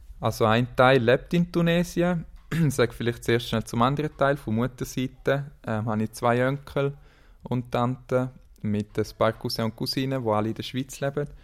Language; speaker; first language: German; native; German